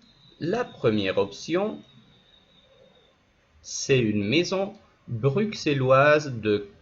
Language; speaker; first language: French; non-native, fluent; Spanish